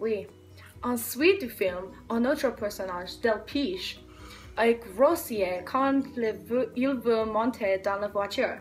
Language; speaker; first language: French; non-native, learner; English